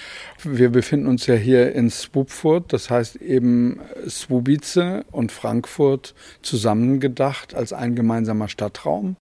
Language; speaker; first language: German; native; German